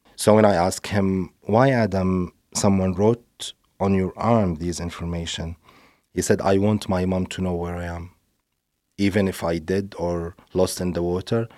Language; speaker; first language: English; non-native, fluent; Arabic